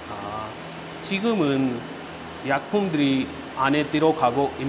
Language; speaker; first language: Korean; non-native, learner; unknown